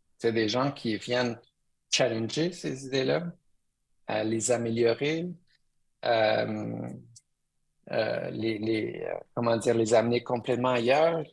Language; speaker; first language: French; early bilingual, other home language; Spanish